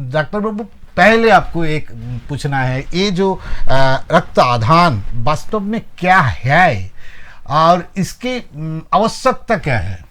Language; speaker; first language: Hindi; non-native, local second language; Bangla